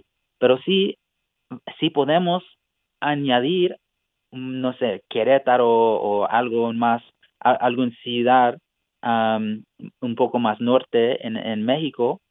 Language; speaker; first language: Spanish; non-native, fluent; English